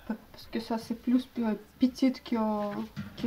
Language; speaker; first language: French; non-native, learner; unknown